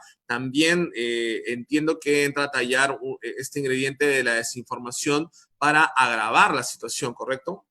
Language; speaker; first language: Spanish; native; Spanish